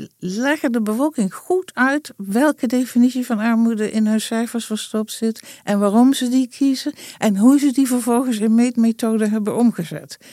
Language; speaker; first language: Dutch; native; Dutch